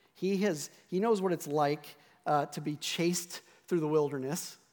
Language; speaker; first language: English; native; English